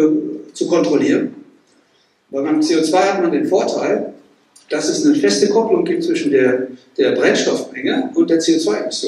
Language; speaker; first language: German; native; German